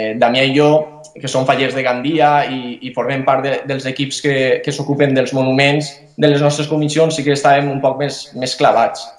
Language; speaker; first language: Catalan; native; Catalan